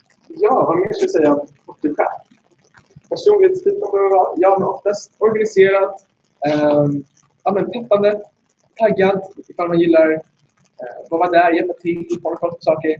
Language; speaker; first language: Swedish; native; Swedish